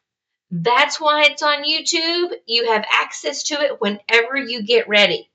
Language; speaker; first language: English; native; English